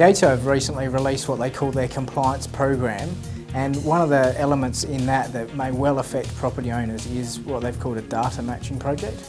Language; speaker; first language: English; native; English